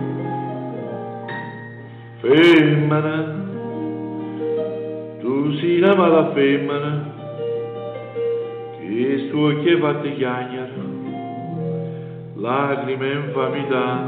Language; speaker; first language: English; non-native, learner; Italian